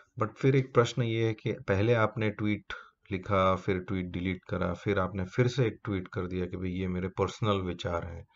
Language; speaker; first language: Hindi; native; Hindi